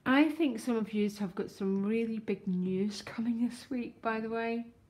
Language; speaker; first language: English; native; English